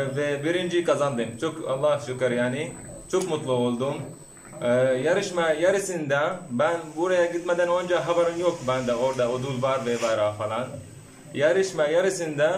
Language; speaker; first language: Turkish; non-native, learner; Arabic